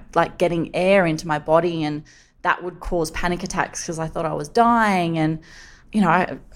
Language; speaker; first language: English; native; English